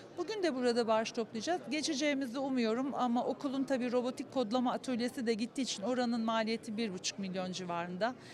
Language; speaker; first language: Turkish; native; Turkish